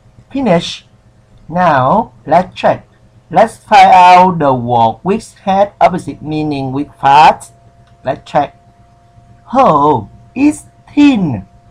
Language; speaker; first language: English; non-native, fluent; Vietnamese